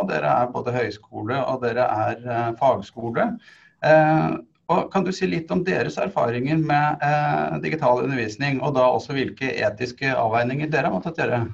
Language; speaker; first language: Norwegian; native; Norwegian